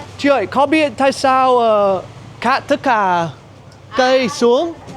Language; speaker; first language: Vietnamese; non-native, learner; English